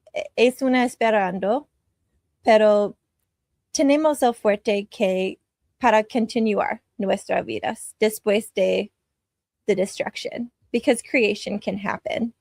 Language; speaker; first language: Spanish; non-native, learner; English